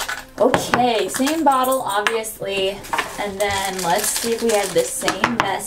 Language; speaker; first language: English; native; English